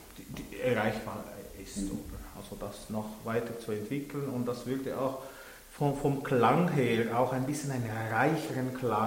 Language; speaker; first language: German; non-native, local second language; French